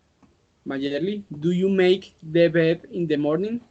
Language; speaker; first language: English; non-native, learner; Spanish